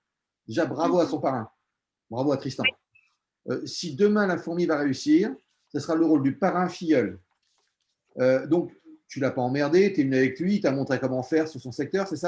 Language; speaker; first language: French; native; French